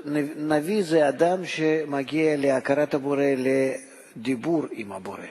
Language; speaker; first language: Hebrew; non-native, fluent; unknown